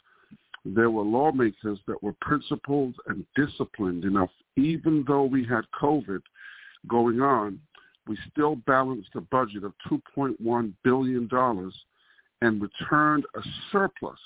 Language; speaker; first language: English; native; English